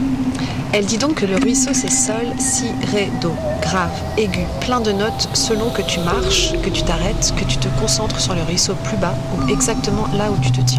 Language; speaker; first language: French; native; French